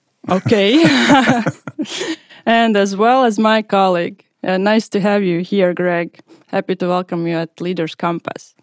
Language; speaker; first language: English; non-native, fluent; Latvian